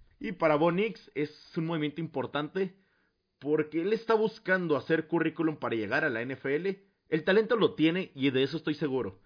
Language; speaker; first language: Spanish; native; Spanish